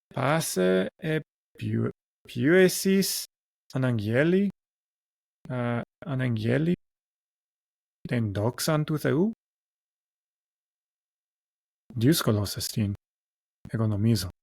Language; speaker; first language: Greek; non-native, learner; English